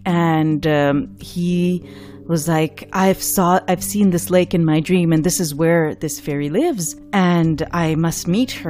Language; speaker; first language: English; non-native, local second language; Urdu